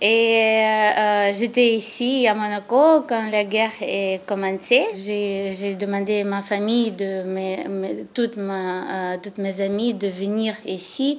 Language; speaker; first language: French; non-native, learner; Ukrainian